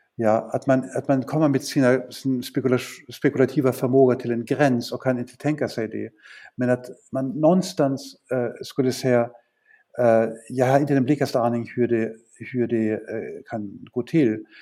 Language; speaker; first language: Swedish; non-native, fluent; German